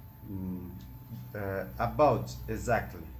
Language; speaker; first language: English; non-native, learner; Portuguese